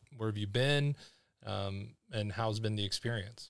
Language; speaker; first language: English; native; English